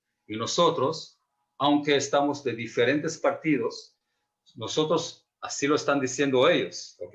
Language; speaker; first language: Spanish; non-native, fluent; Hebrew